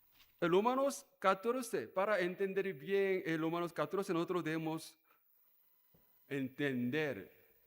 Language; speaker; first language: Spanish; non-native, learner; Korean